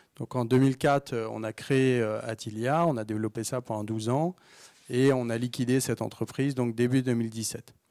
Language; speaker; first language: French; native; French